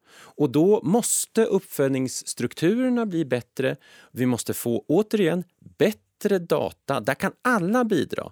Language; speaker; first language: Swedish; native; Swedish